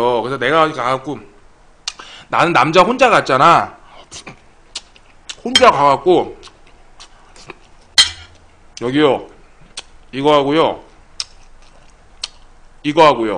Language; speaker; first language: Korean; native; Korean